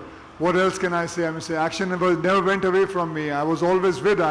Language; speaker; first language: English; non-native, local second language; Hindi